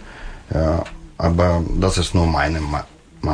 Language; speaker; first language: German; non-native, learner; Russian